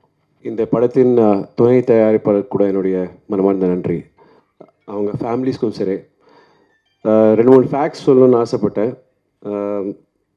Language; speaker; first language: Tamil; native; Tamil